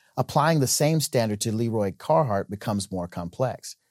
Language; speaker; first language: English; native; English